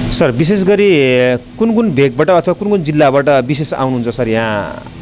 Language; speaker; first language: Nepali; native; Nepali